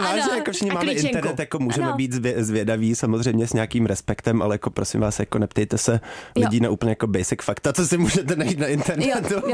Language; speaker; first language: Czech; native; Czech